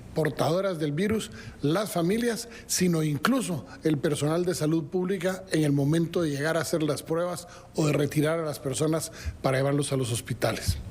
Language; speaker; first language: Spanish; native; Spanish